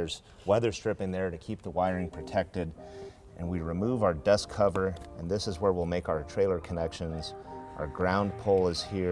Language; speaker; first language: English; native; English